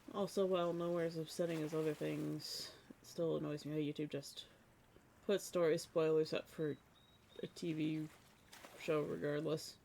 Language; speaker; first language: English; native; English